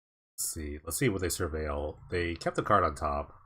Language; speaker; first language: English; native; English